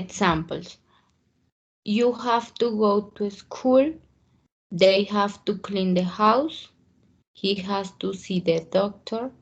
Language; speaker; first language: English; non-native, learner; Spanish